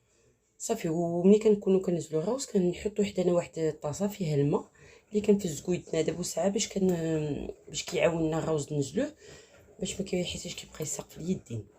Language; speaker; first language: Arabic; native; Arabic